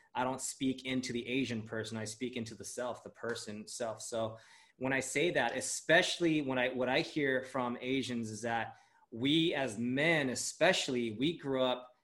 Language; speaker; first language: English; early bilingual, other home language; Japanese